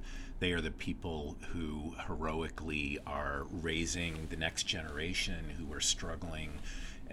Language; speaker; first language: English; native; English